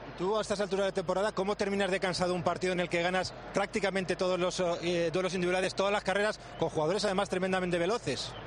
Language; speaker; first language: Spanish; native; Spanish